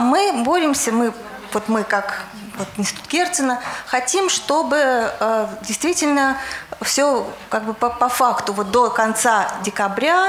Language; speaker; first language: Russian; native; Russian